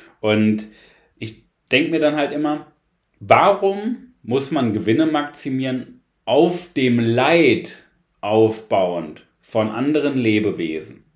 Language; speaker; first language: German; native; German